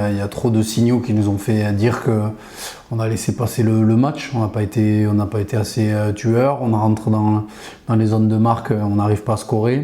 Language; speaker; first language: French; native; French